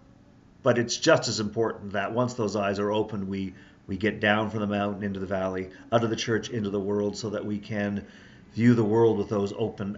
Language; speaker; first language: English; native; English